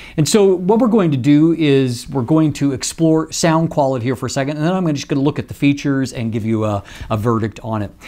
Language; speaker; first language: English; native; English